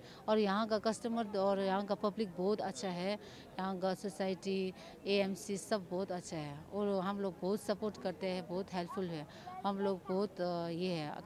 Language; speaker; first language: Hindi; non-native, local second language; Tibetan